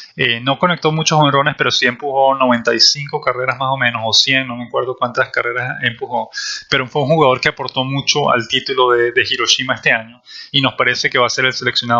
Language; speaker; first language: Spanish; native; Spanish